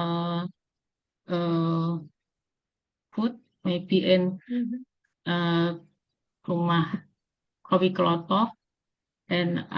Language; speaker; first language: English; non-native, learner; Indonesian